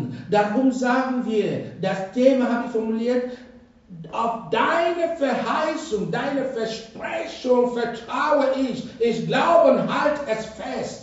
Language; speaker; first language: German; non-native, fluent; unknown